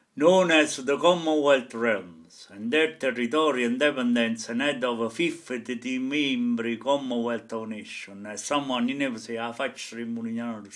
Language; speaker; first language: English; non-native, fluent; Italian